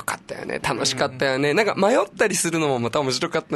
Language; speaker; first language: Japanese; native; Japanese